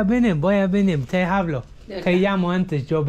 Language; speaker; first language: Spanish; non-native, learner; English